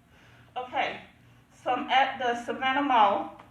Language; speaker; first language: English; native; English